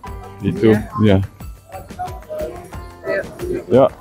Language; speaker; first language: Indonesian; non-native, fluent; Spanish